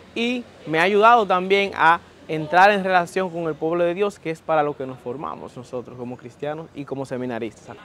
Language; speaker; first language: Spanish; native; Spanish